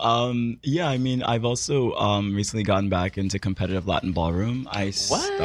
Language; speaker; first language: English; native; English